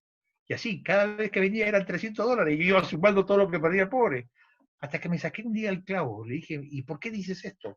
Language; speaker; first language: Spanish; native; Spanish